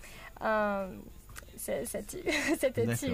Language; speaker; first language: French; non-native, learner; English